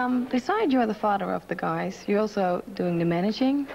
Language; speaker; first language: English; non-native, fluent; Dutch